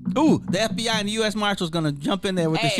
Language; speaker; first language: English; native; English